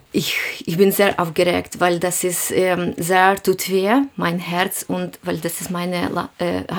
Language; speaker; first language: German; non-native, learner; Ukrainian